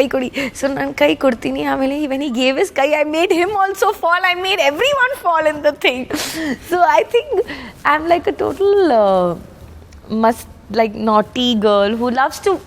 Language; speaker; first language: Kannada; non-native, learner; Punjabi